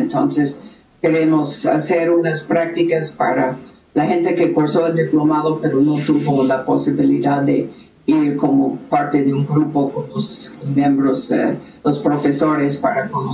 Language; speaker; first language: Spanish; native; Spanish